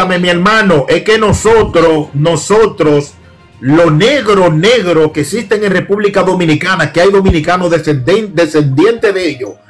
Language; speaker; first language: Spanish; native; Spanish